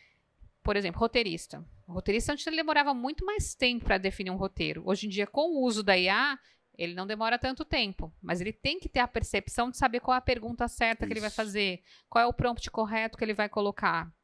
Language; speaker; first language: Portuguese; native; Portuguese